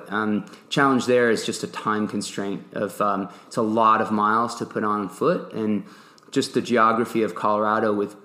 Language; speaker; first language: English; early bilingual, other home language; French